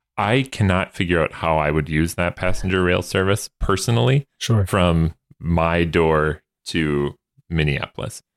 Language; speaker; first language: English; native; English